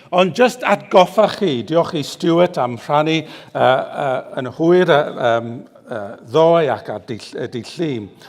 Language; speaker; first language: Welsh; native; Welsh